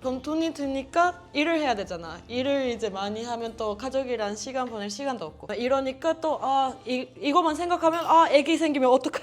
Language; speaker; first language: Korean; non-native, fluent; Finnish